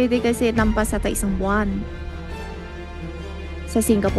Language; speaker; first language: Filipino; non-native, learner; Chinese